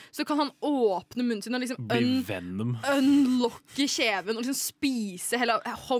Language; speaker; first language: Norwegian; native; Norwegian